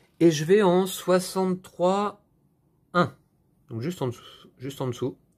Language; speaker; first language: French; native; French